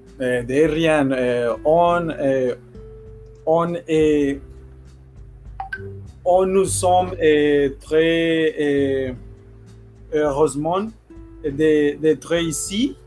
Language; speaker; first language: French; non-native, learner; Spanish